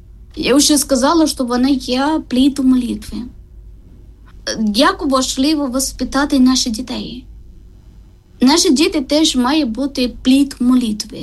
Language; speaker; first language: Ukrainian; non-native, learner; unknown